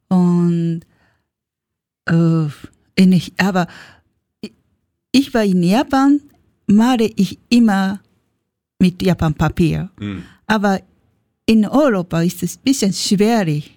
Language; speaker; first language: German; non-native, learner; Japanese